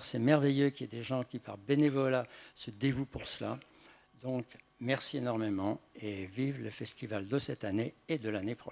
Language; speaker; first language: French; native; French